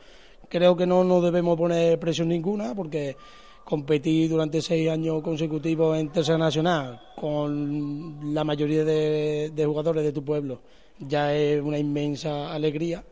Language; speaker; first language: Spanish; native; Spanish